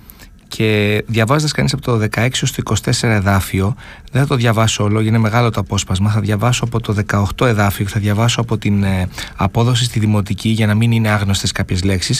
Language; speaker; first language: Greek; native; Greek